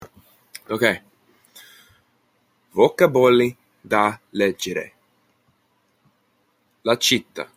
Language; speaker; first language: Italian; non-native, learner; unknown